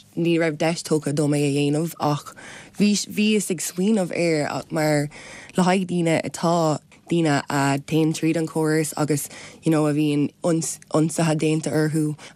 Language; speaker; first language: Irish; non-native, local second language; English